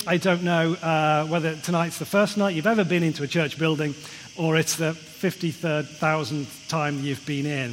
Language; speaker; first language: English; native; English